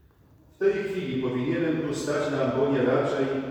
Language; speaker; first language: Polish; native; Polish